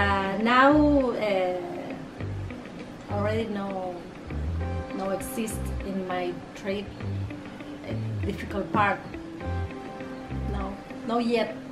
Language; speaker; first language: English; non-native, learner; Spanish